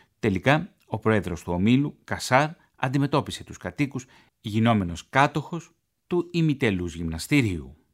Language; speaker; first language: Greek; native; Greek